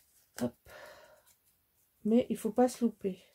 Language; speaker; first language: French; native; French